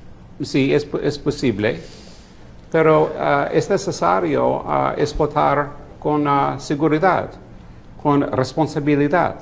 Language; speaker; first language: Spanish; non-native, fluent; English